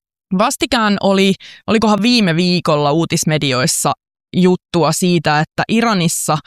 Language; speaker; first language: Finnish; native; Finnish